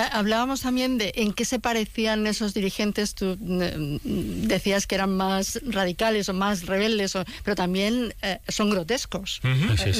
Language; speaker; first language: Spanish; native; Spanish